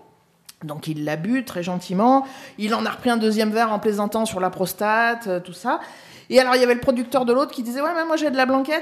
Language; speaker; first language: French; native; French